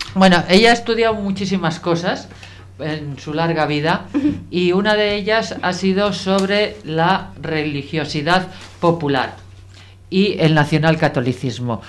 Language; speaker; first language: Spanish; native; Spanish